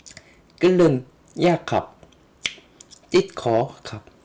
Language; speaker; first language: Thai; non-native, learner; Korean